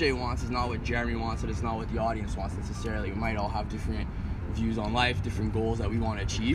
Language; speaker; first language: English; native; English